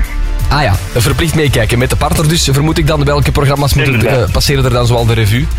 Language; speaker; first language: Dutch; native; Dutch